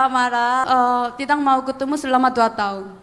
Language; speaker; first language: Indonesian; non-native, fluent; Korean